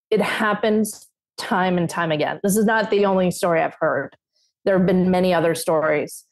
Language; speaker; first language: English; native; English